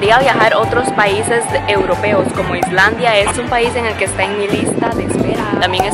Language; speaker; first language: Spanish; early bilingual, other home language; Cantonese